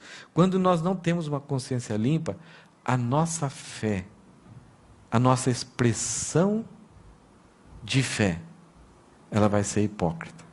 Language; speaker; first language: Portuguese; native; Portuguese